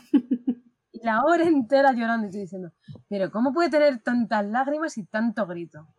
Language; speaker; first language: Spanish; native; Spanish